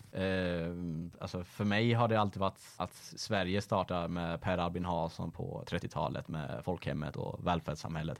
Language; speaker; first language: Swedish; native; Swedish